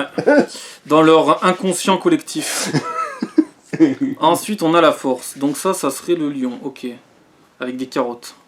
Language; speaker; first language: French; native; French